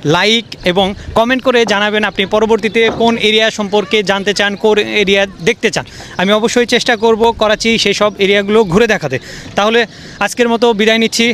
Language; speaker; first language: Bangla; native; Bangla